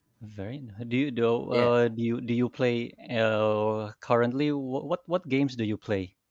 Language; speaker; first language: English; non-native, fluent; Indonesian